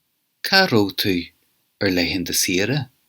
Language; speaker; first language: Irish; non-native, fluent; English